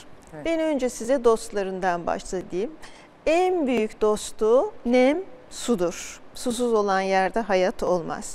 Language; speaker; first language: Turkish; native; Turkish